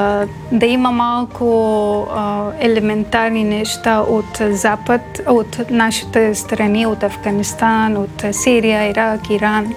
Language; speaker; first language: Bulgarian; non-native, learner; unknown